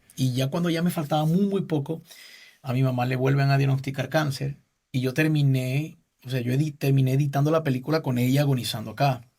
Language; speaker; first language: Spanish; native; Spanish